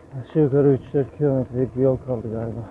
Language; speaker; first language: Turkish; early bilingual, heritage; Turkish